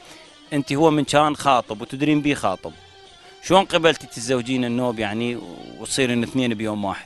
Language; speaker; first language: Arabic; native; Arabic